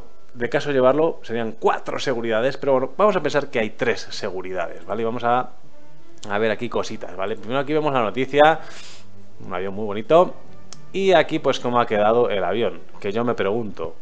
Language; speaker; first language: Spanish; native; Spanish